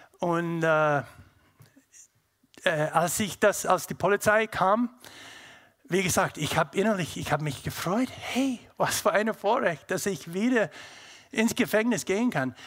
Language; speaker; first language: German; non-native, learner; English